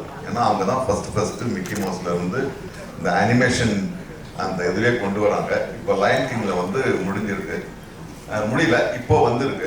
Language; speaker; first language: Tamil; native; Tamil